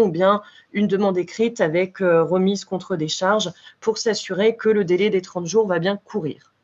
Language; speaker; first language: French; native; French